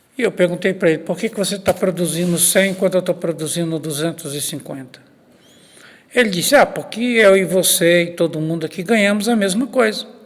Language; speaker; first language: Portuguese; native; Portuguese